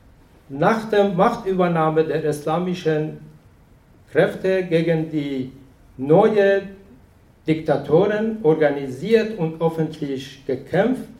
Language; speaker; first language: German; non-native, fluent; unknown